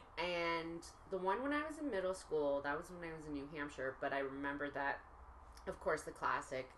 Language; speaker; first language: English; native; English